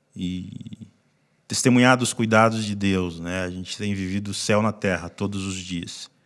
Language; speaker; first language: Portuguese; native; Portuguese